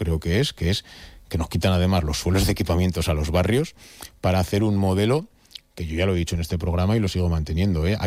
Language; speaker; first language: Spanish; native; Spanish